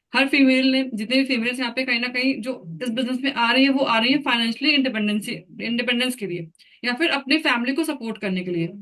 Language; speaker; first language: Hindi; native; Hindi